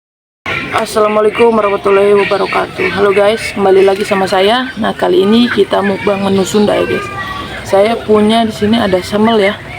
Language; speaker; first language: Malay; non-native, local second language; Sundanese